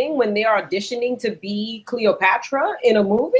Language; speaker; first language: English; early bilingual, other home language; Spanish